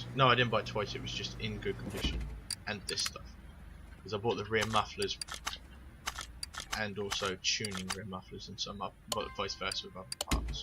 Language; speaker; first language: English; native; English